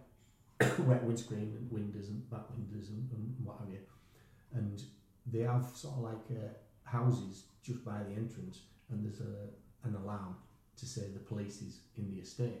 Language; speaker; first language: English; native; English